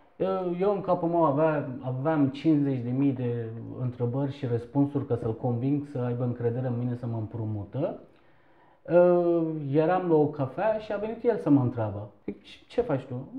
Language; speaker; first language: Romanian; non-native, fluent; Turkish